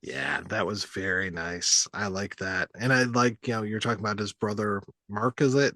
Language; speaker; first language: English; native; English